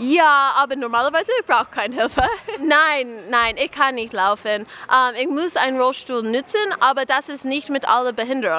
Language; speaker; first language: German; non-native, learner; English